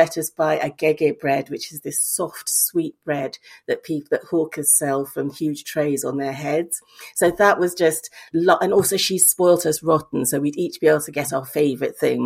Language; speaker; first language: English; native; English